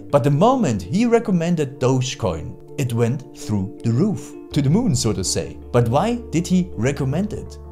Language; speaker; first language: English; non-native, fluent; German